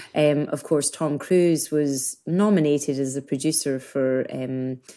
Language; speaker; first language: English; native; English